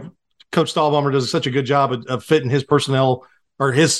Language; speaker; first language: English; native; English